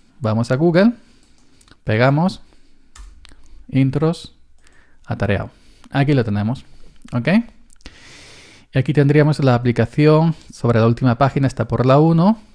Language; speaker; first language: Spanish; native; Spanish